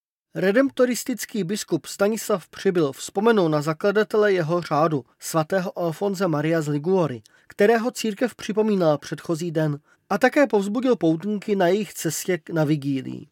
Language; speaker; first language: Czech; native; Czech